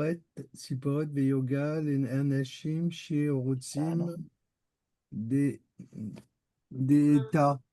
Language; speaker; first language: Hebrew; non-native, learner; French